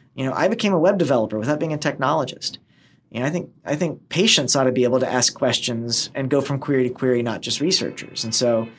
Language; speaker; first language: English; native; English